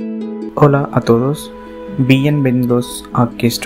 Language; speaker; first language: Spanish; non-native, fluent; Telugu